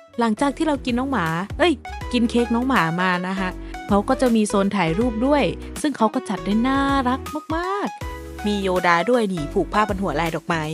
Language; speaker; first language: Thai; native; Thai